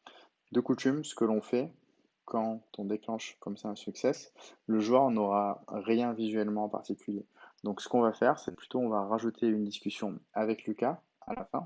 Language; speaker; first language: French; native; French